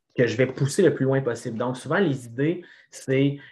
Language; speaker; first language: French; native; French